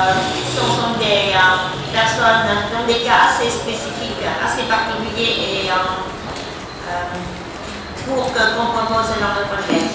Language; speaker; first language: French; non-native, fluent; Vietnamese